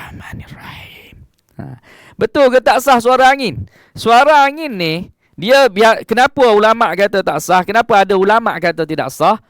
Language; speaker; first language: Malay; native; Malay